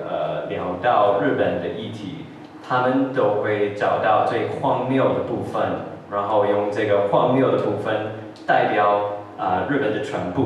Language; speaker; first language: Chinese; early bilingual, heritage; English